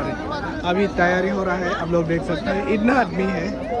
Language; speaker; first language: Hindi; non-native, local second language; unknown